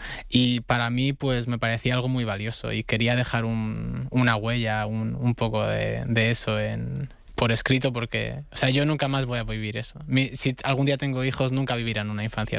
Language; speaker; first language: Spanish; native; Spanish